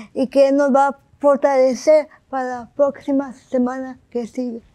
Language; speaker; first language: Spanish; early bilingual, heritage; Spanish